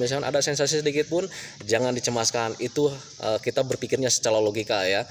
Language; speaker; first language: Indonesian; native; Indonesian